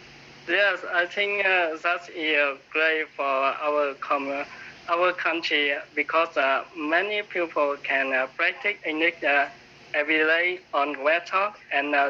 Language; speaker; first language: English; non-native, learner; Vietnamese